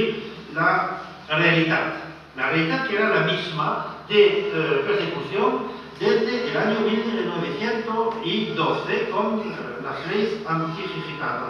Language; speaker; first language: Spanish; non-native, fluent; French